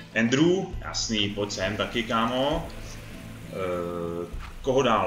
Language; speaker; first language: Czech; native; Czech